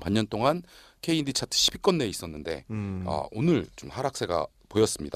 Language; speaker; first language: Korean; native; Korean